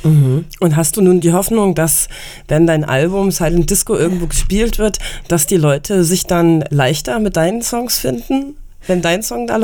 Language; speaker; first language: German; native; German